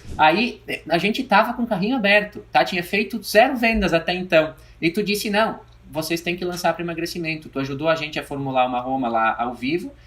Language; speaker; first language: Portuguese; native; Portuguese